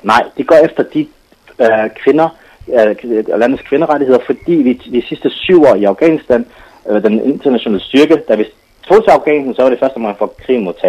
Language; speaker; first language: Danish; non-native, fluent; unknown